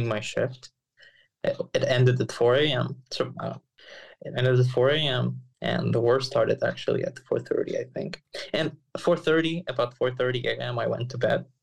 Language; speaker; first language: English; non-native, fluent; Ukrainian